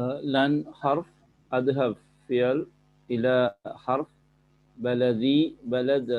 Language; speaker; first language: Arabic; non-native, learner; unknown